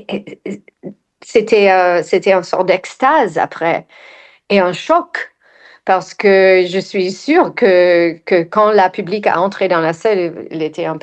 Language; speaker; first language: French; non-native, fluent; English